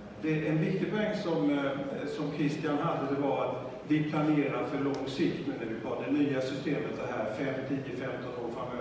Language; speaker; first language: Swedish; native; Swedish